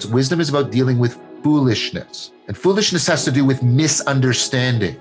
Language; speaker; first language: English; native; English